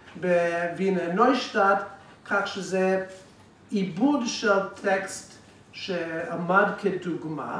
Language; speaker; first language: Hebrew; non-native, fluent; English